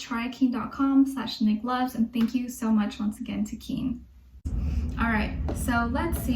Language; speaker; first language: English; native; English